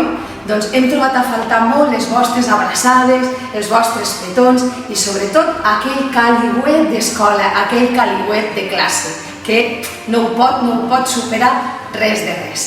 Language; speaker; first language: Catalan; native; Catalan